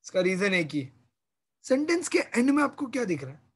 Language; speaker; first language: Hindi; non-native, local second language; Marathi